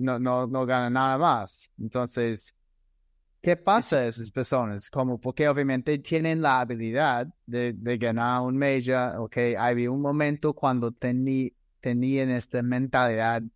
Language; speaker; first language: Spanish; non-native, fluent; English